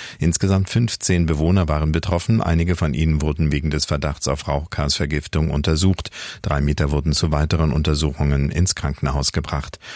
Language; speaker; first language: German; native; German